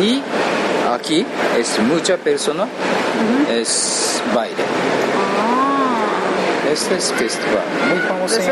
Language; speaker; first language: Spanish; non-native, learner; Japanese